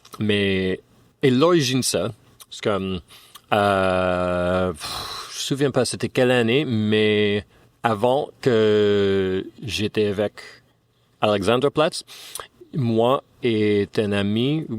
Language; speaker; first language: French; non-native, fluent; English